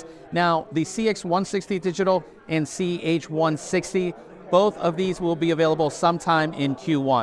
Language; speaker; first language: English; native; English